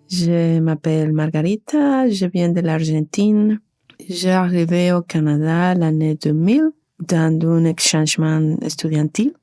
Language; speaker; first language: French; non-native, learner; Spanish